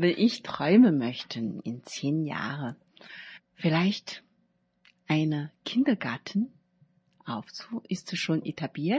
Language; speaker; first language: German; non-native, learner; Chinese